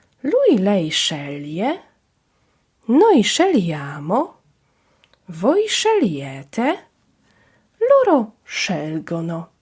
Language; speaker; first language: Italian; non-native, fluent; Polish